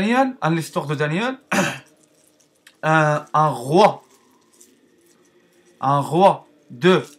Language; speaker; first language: French; non-native, learner; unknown